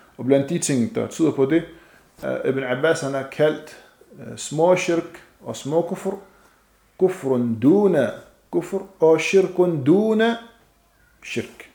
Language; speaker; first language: Danish; non-native, fluent; Arabic